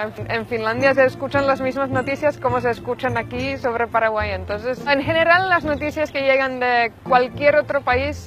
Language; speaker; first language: Spanish; non-native, fluent; Finnish